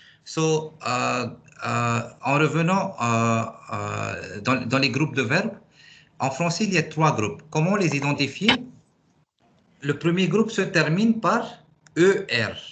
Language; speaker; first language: French; non-native, fluent; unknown